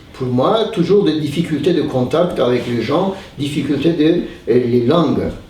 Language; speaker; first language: French; non-native, learner; Turkish